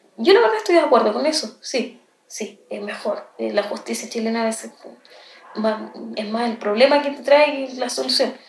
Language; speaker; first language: Spanish; native; Spanish